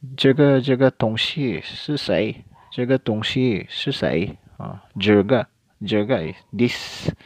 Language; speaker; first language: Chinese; non-native, learner; Filipino